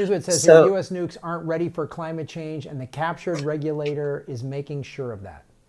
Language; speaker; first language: English; native; English